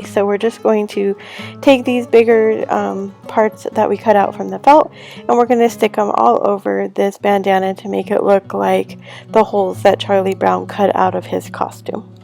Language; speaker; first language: English; native; English